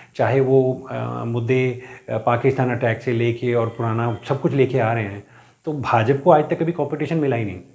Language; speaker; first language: Hindi; non-native, local second language; Punjabi